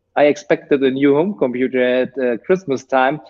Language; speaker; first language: English; non-native, fluent; German